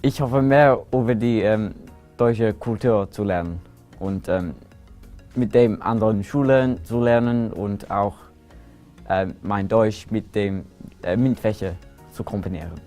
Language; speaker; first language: German; non-native, learner; English